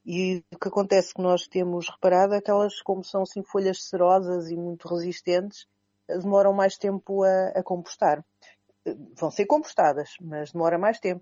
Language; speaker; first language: Portuguese; native; Portuguese